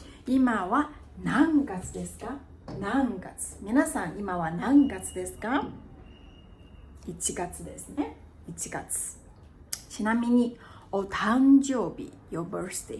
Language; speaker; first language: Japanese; non-native, fluent; Chinese